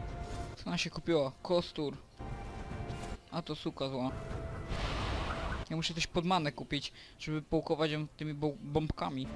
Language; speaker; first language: Polish; native; Polish